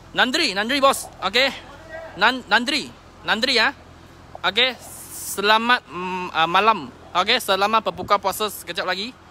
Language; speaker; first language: Malay; non-native, local second language; Chinese